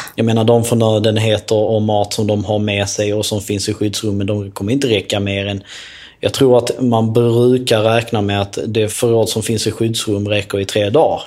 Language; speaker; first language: Swedish; early bilingual, other home language; Albanian